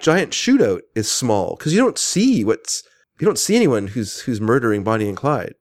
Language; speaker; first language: English; native; English